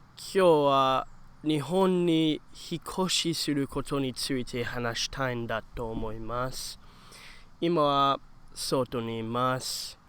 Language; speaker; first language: Japanese; non-native, learner; English